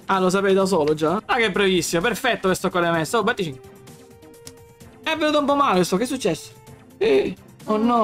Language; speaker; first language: Italian; native; Italian